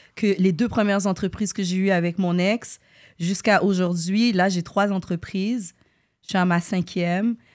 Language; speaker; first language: French; native; French